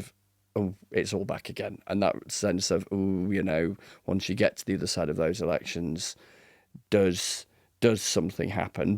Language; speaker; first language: English; native; English